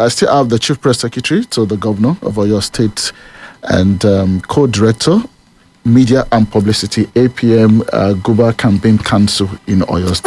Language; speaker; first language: English; non-native, local second language; Yoruba